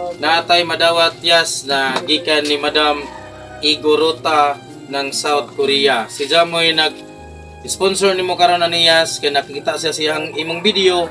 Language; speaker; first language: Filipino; non-native, local second language; Cebuano